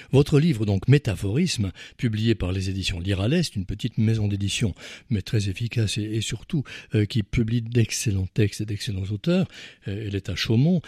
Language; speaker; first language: French; native; French